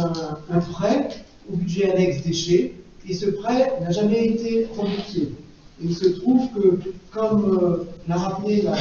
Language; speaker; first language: French; native; French